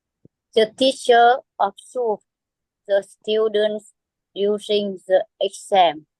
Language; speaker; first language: English; non-native, learner; Vietnamese